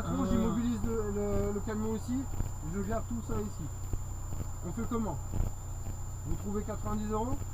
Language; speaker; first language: French; native; French